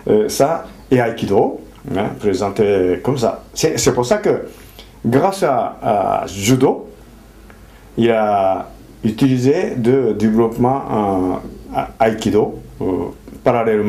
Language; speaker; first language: French; non-native, fluent; Japanese